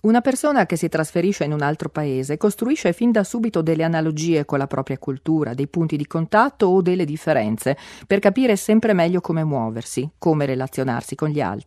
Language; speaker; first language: Italian; native; Italian